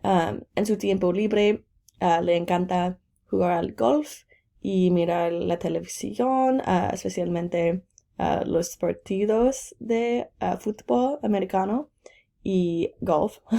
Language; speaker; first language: Spanish; non-native, learner; English